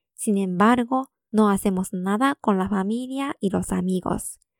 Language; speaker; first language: Spanish; non-native, fluent; Japanese